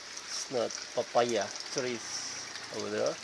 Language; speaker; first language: English; non-native, learner; Indonesian